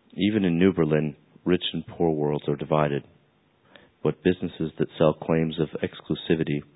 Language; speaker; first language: English; native; English